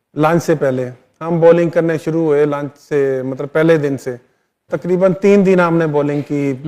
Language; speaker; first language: Urdu; non-native, local second language; Punjabi